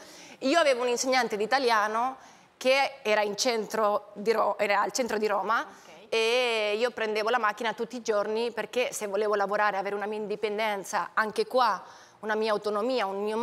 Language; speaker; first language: Italian; non-native, fluent; Spanish